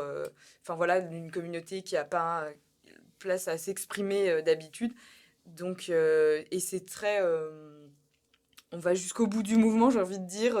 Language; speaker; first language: French; native; French